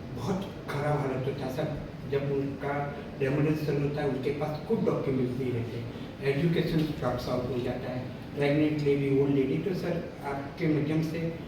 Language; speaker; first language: Hindi; non-native, local second language; Gujarati